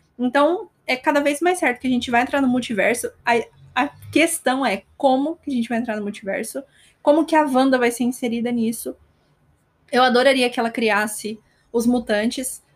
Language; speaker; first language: Portuguese; native; Portuguese